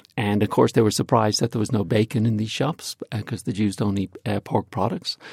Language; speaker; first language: English; native; English